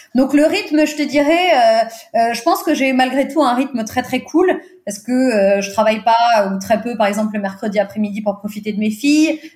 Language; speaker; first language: French; early bilingual, other home language; Portuguese